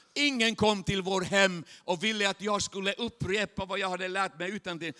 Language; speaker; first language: Swedish; non-native, fluent; Chinese